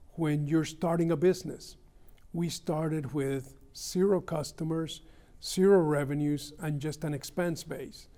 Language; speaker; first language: English; early bilingual, other home language; Spanish